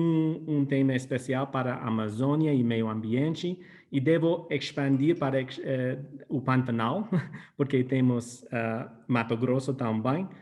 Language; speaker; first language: Portuguese; non-native, fluent; English